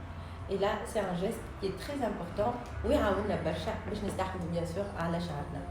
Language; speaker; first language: French; non-native, local second language; Arabic